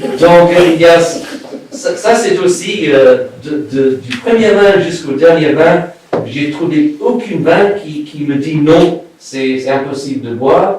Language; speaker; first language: French; non-native, fluent; English